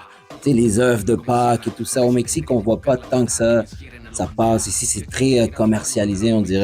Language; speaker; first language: French; non-native, fluent; Spanish